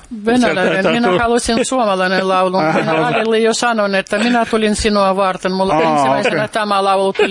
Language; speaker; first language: Finnish; non-native, fluent; Russian